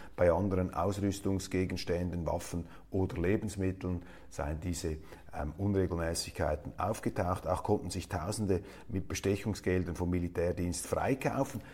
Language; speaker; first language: German; native; German